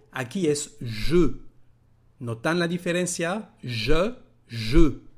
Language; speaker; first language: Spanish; non-native, fluent; French